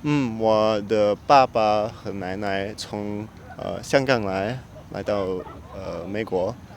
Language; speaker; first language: Chinese; early bilingual, other home language; English